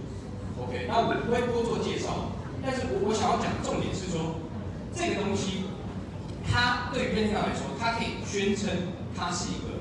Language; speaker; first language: Chinese; native; Chinese